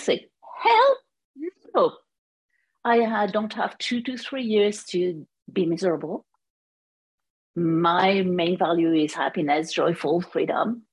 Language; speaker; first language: English; non-native, fluent; French